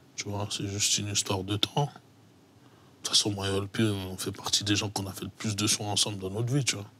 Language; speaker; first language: French; native; French